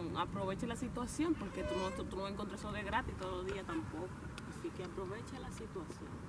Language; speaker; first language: Spanish; native; Spanish